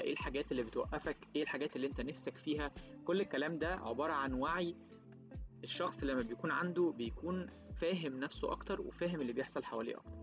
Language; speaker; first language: Arabic; native; Arabic